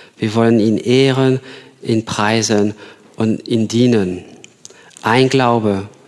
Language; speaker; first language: German; non-native, fluent; French